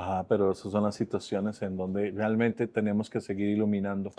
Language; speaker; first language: Spanish; native; Spanish